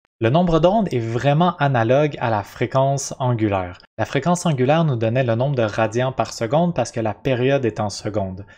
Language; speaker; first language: French; native; French